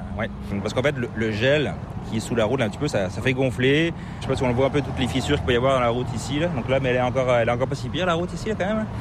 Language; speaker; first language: French; native; French